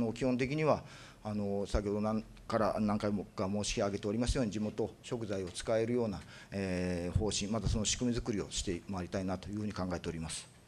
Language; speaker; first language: Japanese; native; Japanese